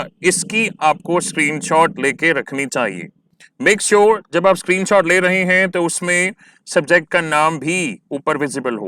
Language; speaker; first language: Hindi; native; Hindi